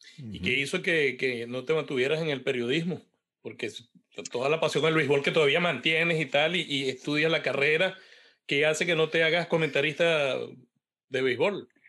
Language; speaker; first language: Spanish; native; Spanish